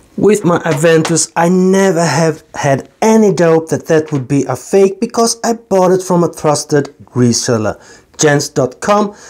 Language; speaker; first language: English; non-native, fluent; Swedish